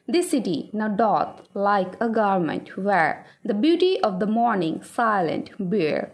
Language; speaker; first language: English; non-native, local second language; Bangla